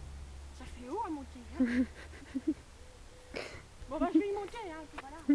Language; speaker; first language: French; native; French